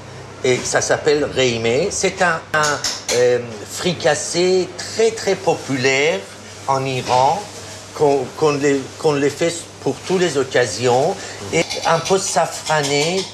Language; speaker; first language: French; non-native, fluent; Persian